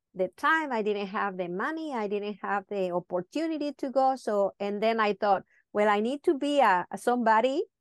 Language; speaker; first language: English; non-native, fluent; Spanish